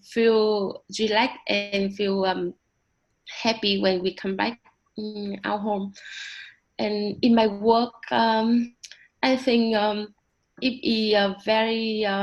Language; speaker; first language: English; non-native, learner; Vietnamese